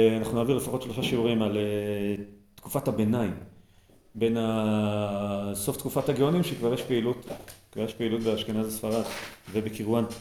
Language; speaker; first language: Hebrew; native; Hebrew